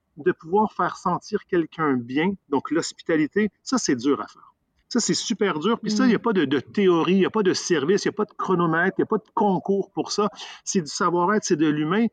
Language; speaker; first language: French; native; French